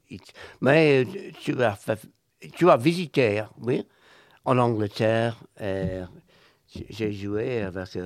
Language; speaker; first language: French; non-native, learner; English